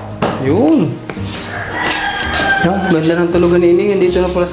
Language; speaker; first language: Filipino; native; Filipino